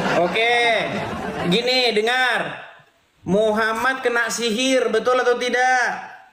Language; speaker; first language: Indonesian; non-native, local second language; Madurese